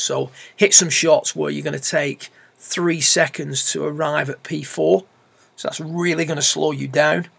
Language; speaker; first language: English; native; English